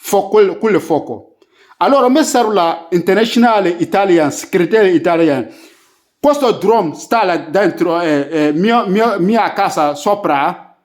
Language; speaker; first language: Italian; non-native, learner; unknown